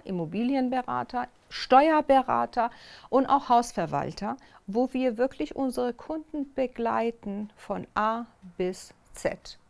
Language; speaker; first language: German; non-native, fluent; Persian